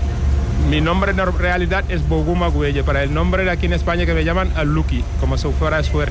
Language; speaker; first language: Spanish; non-native, learner; Wolof